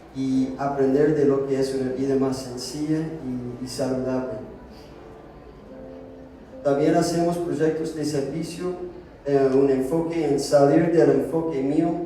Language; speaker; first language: Spanish; non-native, fluent; English